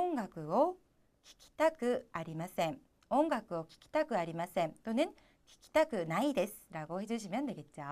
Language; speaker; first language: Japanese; non-native, fluent; Korean